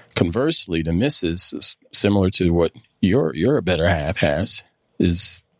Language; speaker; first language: English; native; English